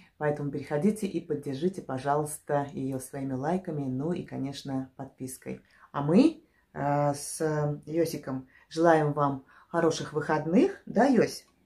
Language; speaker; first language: Russian; native; Russian